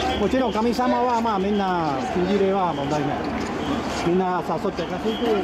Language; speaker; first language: Japanese; non-native, learner; Spanish